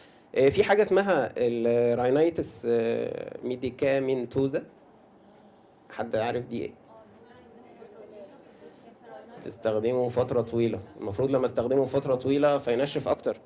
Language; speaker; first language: Arabic; native; Arabic